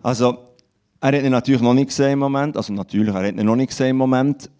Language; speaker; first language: German; non-native, local second language; French